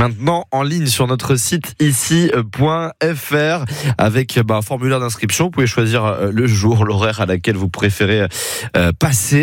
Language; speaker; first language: French; native; French